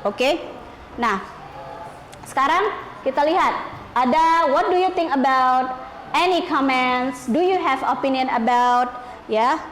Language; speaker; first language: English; non-native, learner; Indonesian